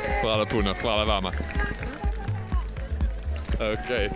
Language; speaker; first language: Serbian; non-native, fluent; English